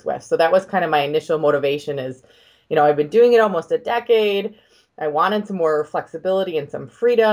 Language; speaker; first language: English; native; English